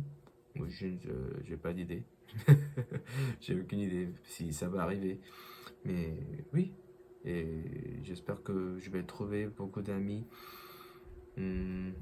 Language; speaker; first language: French; non-native, learner; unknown